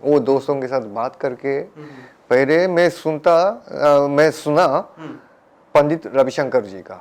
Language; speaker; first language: Hindi; non-native, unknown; Japanese